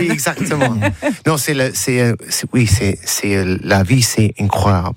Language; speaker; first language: French; non-native, learner; English